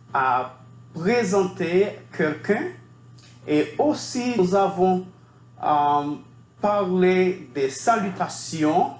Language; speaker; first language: French; non-native, fluent; Spanish